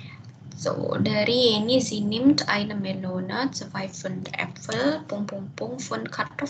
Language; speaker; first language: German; non-native, fluent; Indonesian